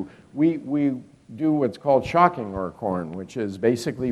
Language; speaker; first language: English; native; English